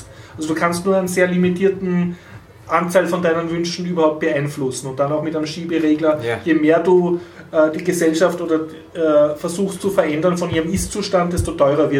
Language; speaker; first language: German; native; German